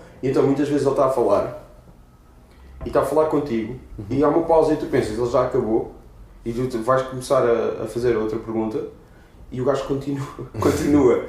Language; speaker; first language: Portuguese; native; Portuguese